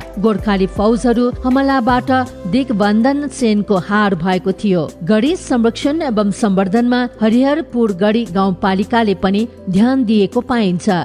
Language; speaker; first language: Nepali; native; Nepali